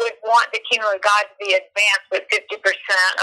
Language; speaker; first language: English; native; English